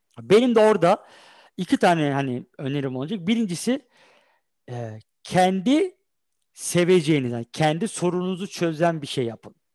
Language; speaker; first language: Turkish; early bilingual, heritage; Turkish